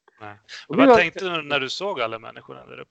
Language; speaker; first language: Swedish; early bilingual, other home language; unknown